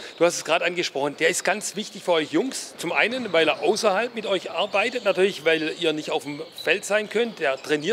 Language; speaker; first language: German; native; German